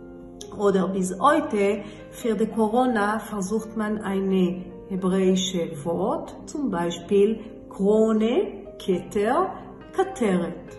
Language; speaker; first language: German; non-native, fluent; Hebrew